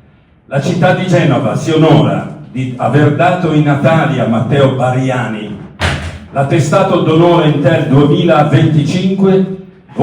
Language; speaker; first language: Italian; native; Italian